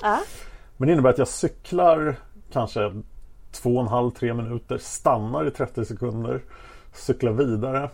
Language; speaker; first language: Swedish; native; Swedish